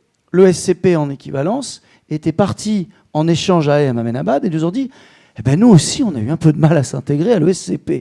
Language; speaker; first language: French; native; French